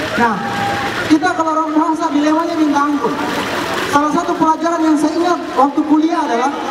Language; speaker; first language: Indonesian; non-native, local second language; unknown